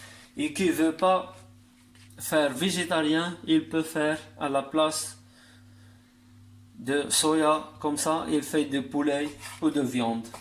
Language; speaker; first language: French; non-native, learner; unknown